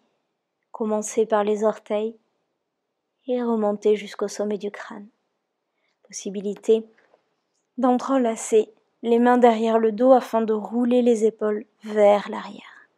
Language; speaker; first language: French; native; French